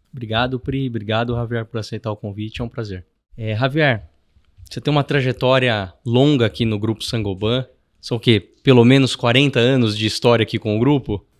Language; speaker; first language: Portuguese; native; Portuguese